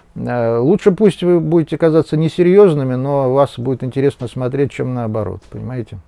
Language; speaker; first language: Russian; native; Russian